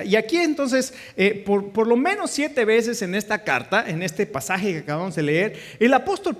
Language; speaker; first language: Spanish; native; Spanish